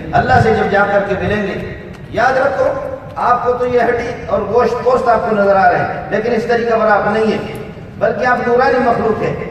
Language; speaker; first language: Urdu; non-native, local second language; Brahui